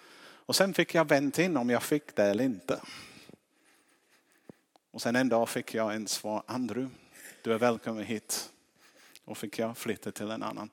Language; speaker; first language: Swedish; non-native, fluent; English